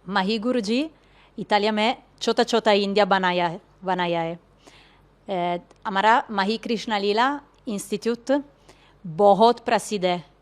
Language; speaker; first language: Hindi; non-native, learner; Italian